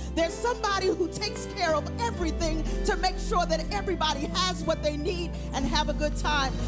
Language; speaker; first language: English; native; English